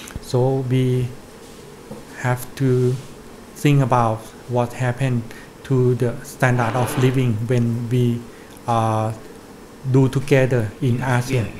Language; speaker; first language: English; non-native, learner; Thai